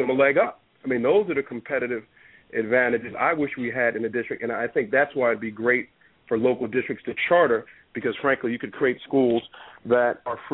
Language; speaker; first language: English; native; English